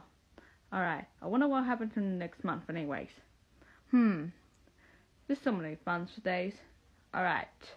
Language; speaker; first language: English; native; English